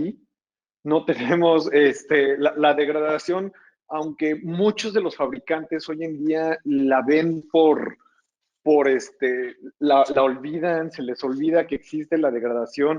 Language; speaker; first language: Spanish; native; Spanish